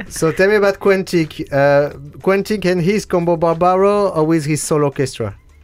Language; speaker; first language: English; non-native, fluent; French